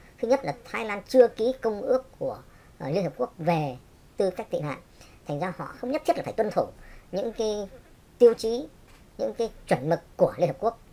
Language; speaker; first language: Vietnamese; native; Vietnamese